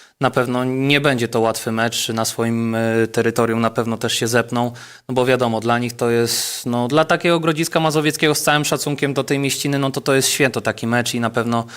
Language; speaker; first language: Polish; native; Polish